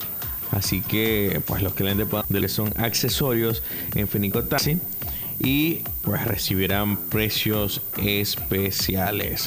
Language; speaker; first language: Spanish; native; Spanish